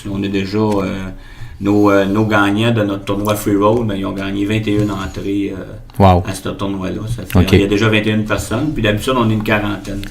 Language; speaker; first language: French; native; French